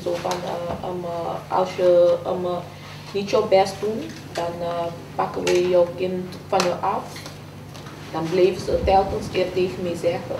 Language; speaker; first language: Dutch; non-native, fluent; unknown